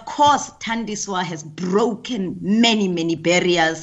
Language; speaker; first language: English; non-native, local second language; Tswana